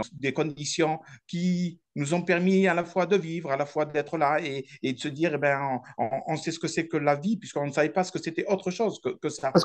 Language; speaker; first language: French; early bilingual, other home language; Arabic